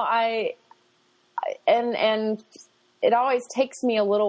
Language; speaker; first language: English; native; English